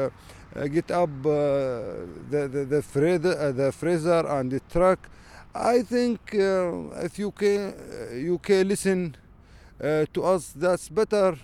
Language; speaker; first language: English; non-native, learner; Arabic